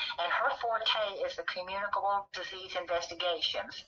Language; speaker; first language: English; native; English